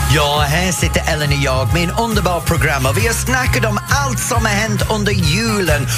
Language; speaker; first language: Swedish; non-native, fluent; English